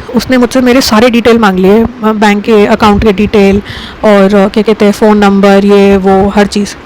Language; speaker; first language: Hindi; native; Hindi